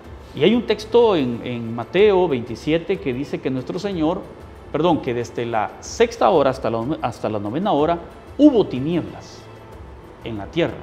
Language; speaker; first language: Spanish; native; Spanish